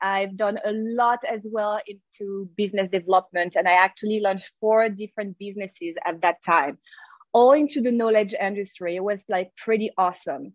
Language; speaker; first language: English; non-native, fluent; French